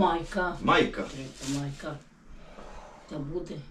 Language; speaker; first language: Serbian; non-native, local second language; Albanian